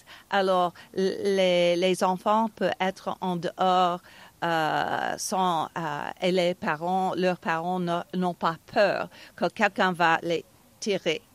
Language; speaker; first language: French; non-native, fluent; English